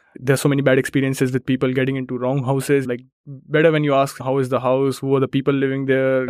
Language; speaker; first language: English; non-native, local second language; Hindi